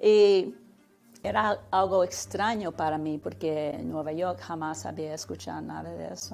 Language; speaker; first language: Spanish; early bilingual, heritage; Spanish